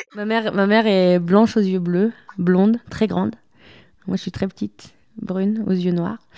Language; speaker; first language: French; early bilingual, other home language; Spanish